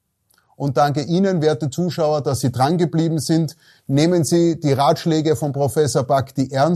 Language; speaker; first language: German; native; German